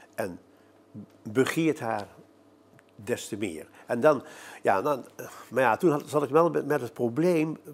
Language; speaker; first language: Dutch; native; Dutch